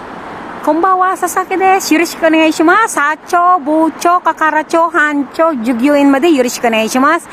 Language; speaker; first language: Japanese; non-native, learner; Filipino